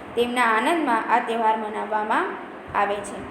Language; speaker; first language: Hindi; non-native, local second language; Gujarati